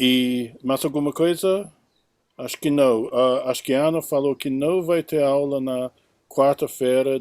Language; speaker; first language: Portuguese; non-native, fluent; English